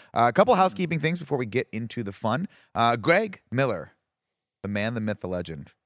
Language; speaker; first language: English; native; English